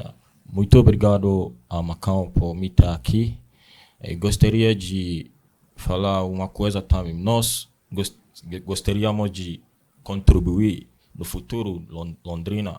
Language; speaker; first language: Portuguese; non-native, learner; Akan